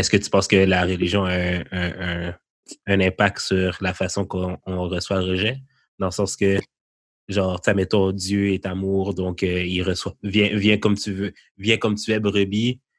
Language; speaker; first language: French; native; French